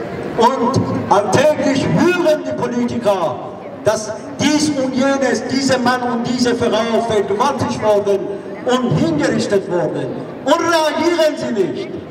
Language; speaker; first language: German; non-native, fluent; Persian